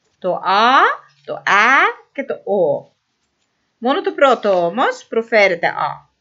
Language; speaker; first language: Greek; non-native, fluent; Norwegian